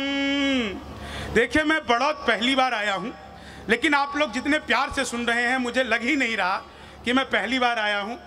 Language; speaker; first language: Hindi; native; Hindi